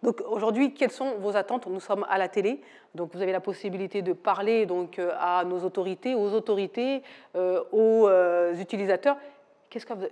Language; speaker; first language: French; native; French